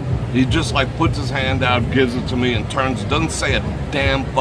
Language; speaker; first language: English; native; English